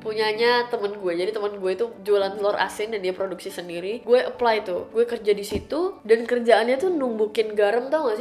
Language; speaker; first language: Indonesian; native; Indonesian